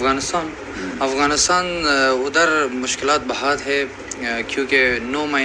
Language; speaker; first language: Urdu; non-native, learner; Persian